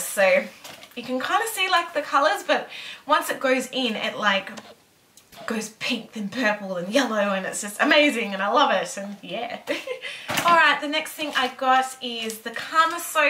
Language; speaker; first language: English; native; English